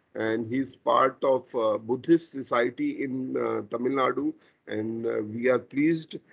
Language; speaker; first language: English; non-native, local second language; Hindi